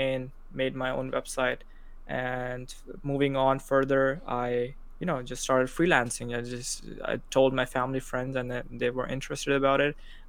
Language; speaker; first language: English; non-native, local second language; Urdu